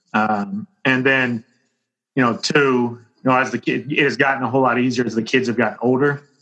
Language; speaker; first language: English; native; English